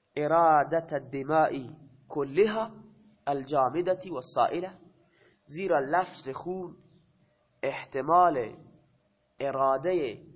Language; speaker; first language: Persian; non-native, local second language; Baluchi